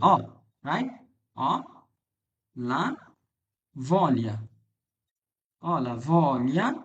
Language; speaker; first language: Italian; non-native, fluent; Bangla